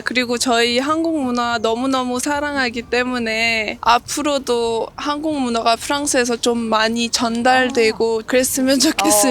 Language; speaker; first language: Korean; non-native, learner; French